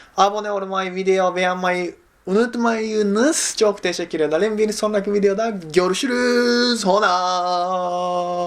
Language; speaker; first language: Turkish; non-native, fluent; Japanese